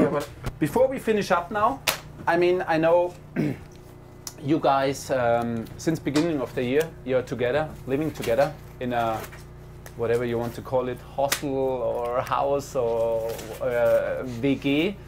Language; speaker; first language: English; non-native, fluent; German